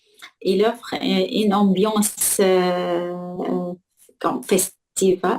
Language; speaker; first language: French; non-native, learner; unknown